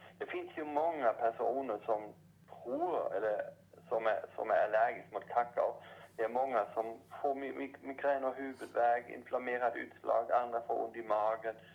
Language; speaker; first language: Swedish; non-native, fluent; German